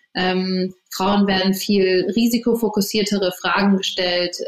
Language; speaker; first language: German; early bilingual, other home language; English